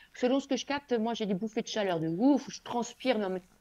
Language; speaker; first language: French; native; French